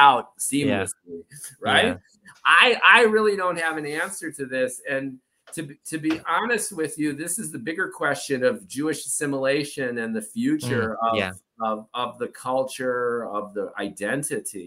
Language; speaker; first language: English; native; English